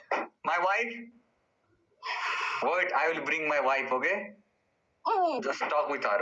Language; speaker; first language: English; non-native, learner; Nepali